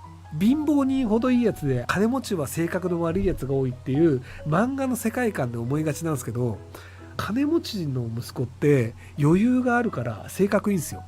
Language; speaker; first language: Japanese; native; Japanese